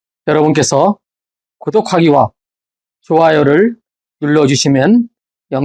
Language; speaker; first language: Korean; native; Korean